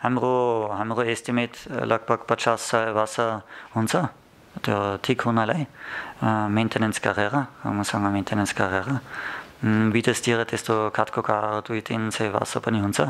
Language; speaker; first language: Nepali; non-native, learner; German